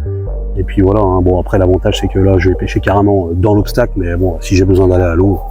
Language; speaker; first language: French; native; French